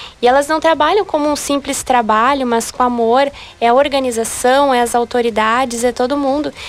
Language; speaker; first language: Portuguese; native; Portuguese